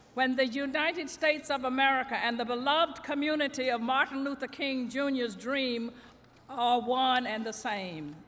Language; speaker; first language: English; native; English